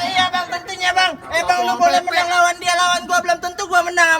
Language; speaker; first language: Indonesian; native; Indonesian